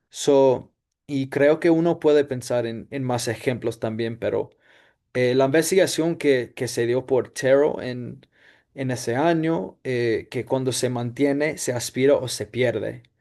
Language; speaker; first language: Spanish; non-native, fluent; English